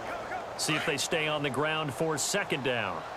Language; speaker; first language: English; native; English